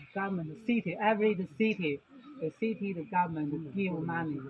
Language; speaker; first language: English; non-native, learner; Chinese